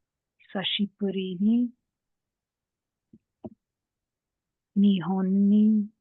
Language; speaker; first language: Japanese; non-native, learner; English